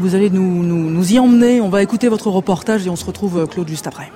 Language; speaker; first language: French; native; French